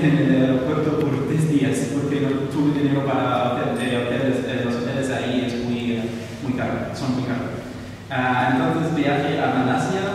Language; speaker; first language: Spanish; non-native, learner; Arabic